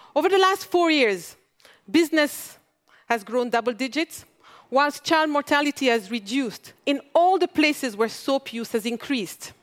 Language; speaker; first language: English; non-native, fluent; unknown